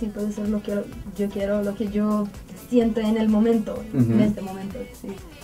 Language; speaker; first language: Spanish; non-native, learner; Romanian